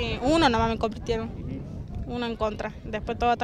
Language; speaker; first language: Spanish; native; Spanish